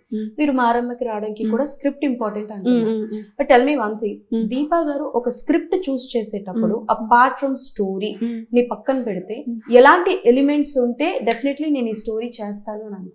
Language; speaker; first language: Telugu; native; Telugu